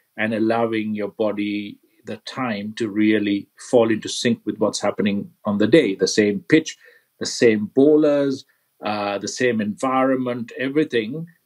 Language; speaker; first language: English; non-native, local second language; Sinhala